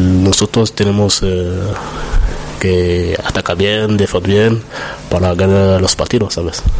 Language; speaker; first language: Spanish; non-native, learner; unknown